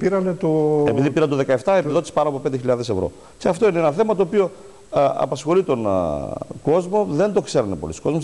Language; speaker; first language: Greek; native; Greek